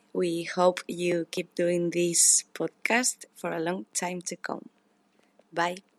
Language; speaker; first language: English; non-native, learner; Spanish